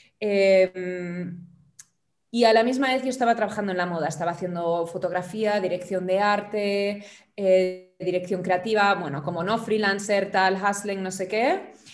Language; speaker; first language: Spanish; non-native, fluent; German